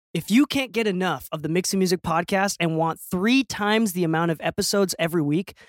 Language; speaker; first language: English; early bilingual, other home language; Japanese